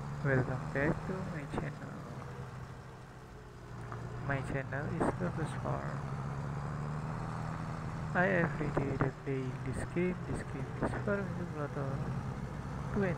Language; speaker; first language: English; non-native, learner; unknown